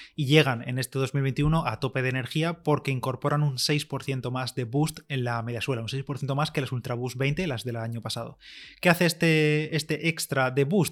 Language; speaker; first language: Spanish; native; Spanish